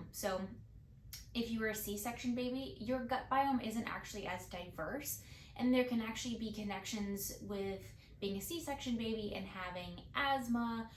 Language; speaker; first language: English; native; English